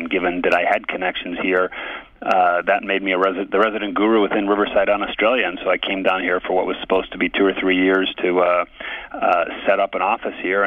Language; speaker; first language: English; native; English